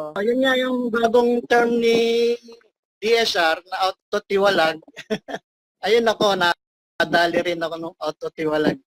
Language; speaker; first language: Filipino; native; Filipino